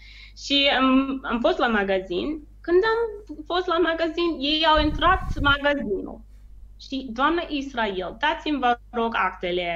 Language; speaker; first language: Romanian; non-native, learner; English